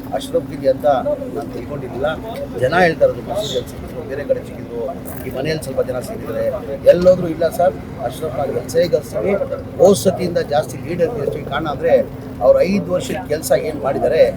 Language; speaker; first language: Kannada; non-native, local second language; Urdu